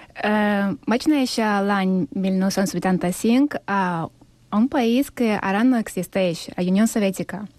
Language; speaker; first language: Catalan; non-native, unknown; Russian